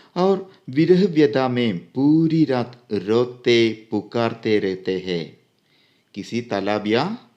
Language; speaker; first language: Hindi; non-native, local second language; Malayalam